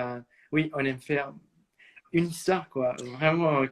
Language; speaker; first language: French; non-native, fluent; Spanish